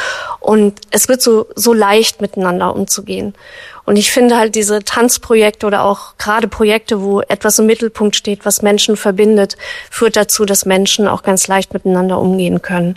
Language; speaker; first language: German; native; German